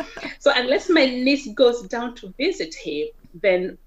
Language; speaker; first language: English; non-native, local second language; Kikuyu